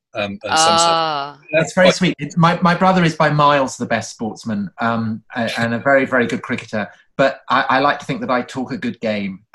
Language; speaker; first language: English; native; English